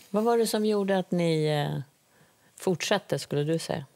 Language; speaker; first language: Swedish; native; Swedish